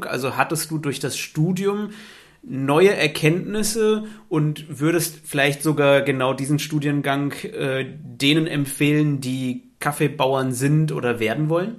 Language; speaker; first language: German; native; German